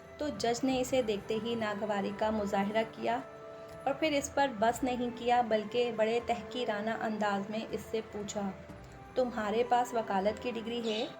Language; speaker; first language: Urdu; non-native, local second language; Punjabi